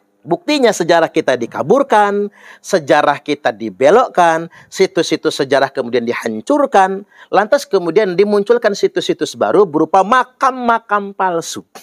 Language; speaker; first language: Indonesian; native; Indonesian